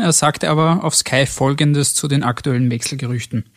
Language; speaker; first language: German; native; German